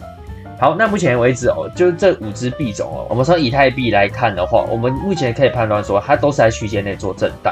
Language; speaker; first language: Chinese; native; Chinese